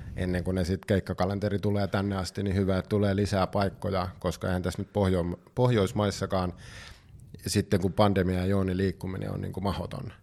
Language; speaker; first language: Finnish; native; Finnish